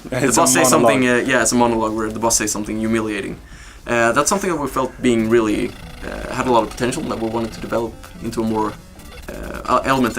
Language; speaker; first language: English; non-native, fluent; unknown